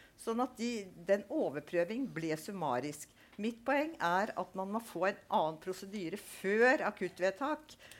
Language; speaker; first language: Norwegian; native; Norwegian